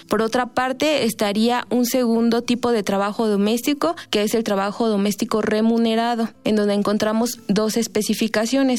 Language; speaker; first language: Spanish; native; Spanish